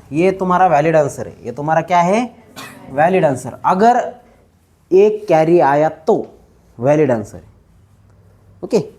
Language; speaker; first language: Hindi; non-native, local second language; Marathi